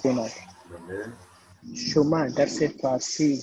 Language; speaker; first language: Persian; non-native, learner; Urdu